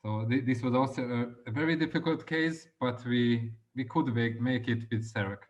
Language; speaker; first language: English; non-native, fluent; Hungarian